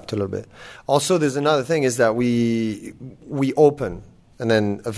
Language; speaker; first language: English; non-native, fluent; French